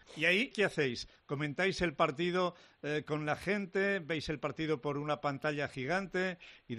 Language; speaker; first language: Spanish; native; Spanish